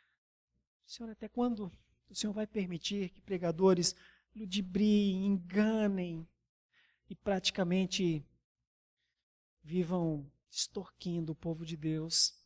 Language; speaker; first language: Portuguese; native; Portuguese